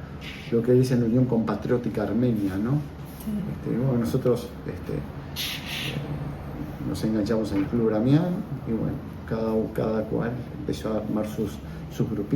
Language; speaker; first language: Spanish; native; Spanish